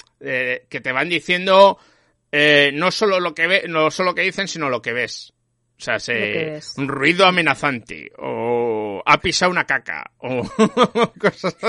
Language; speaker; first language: Spanish; native; Spanish